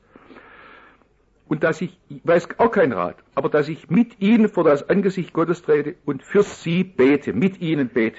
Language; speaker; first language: German; native; German